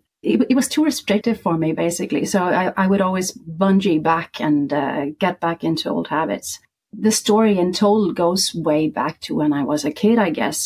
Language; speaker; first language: English; non-native, fluent; Icelandic